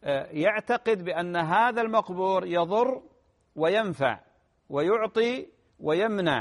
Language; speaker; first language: Arabic; native; Arabic